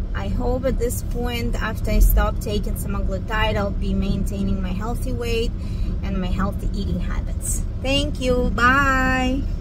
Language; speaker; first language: English; non-native, fluent; Russian